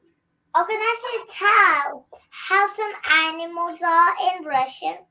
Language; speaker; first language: English; early bilingual, other home language; Russian